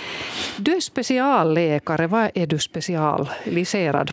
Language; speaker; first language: Swedish; native; Swedish